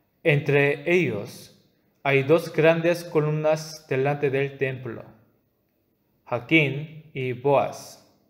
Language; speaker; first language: Spanish; non-native, fluent; Korean